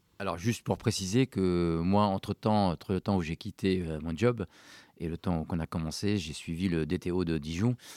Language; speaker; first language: French; non-native, local second language; Arabic